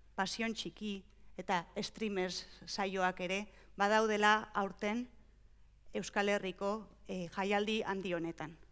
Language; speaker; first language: Basque; early bilingual, heritage; Basque